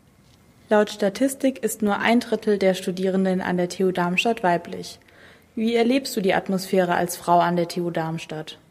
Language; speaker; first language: German; native; German